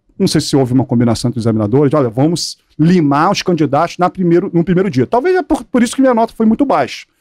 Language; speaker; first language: Portuguese; native; Portuguese